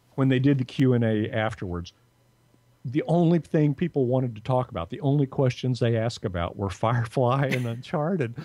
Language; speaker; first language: English; native; English